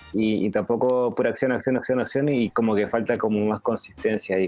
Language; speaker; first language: Spanish; native; Spanish